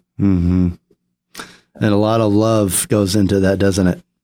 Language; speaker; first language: English; native; English